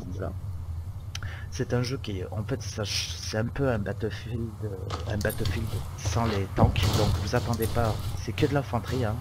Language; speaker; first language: French; native; French